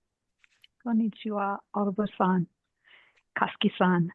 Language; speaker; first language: Japanese; non-native, learner; English